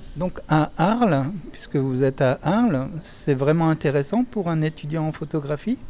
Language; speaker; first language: French; native; French